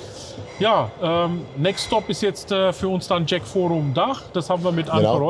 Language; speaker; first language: German; native; German